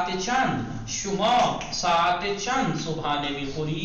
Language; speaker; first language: Persian; non-native, fluent; Urdu